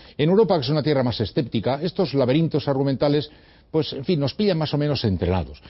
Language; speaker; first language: Spanish; native; Spanish